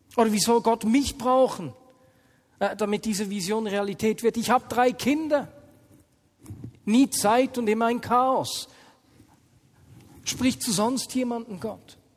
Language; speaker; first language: German; native; German